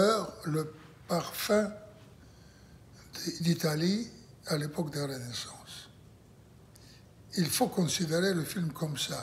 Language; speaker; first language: French; non-native, learner; Russian